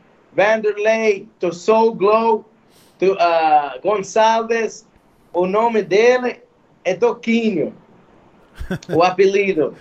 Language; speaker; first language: Portuguese; non-native, fluent; English